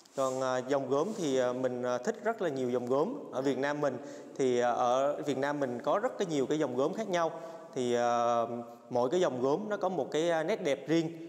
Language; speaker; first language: Vietnamese; native; Vietnamese